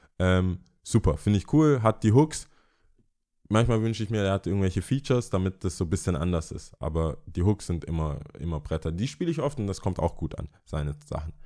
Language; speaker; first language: German; early bilingual, other home language; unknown